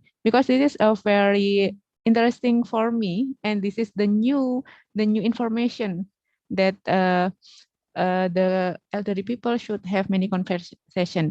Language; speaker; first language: English; non-native, learner; Indonesian